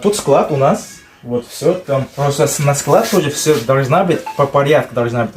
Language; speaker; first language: Russian; non-native, learner; Uzbek